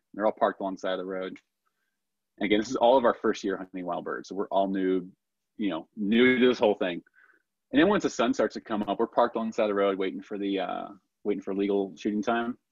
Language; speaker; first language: English; native; English